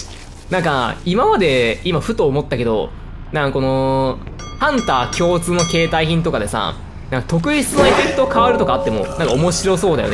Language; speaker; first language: Japanese; native; Japanese